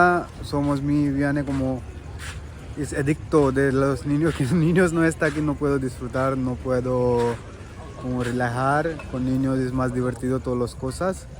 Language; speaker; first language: Spanish; non-native, learner; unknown